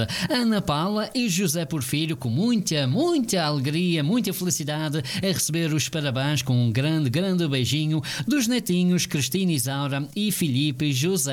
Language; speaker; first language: Portuguese; native; Portuguese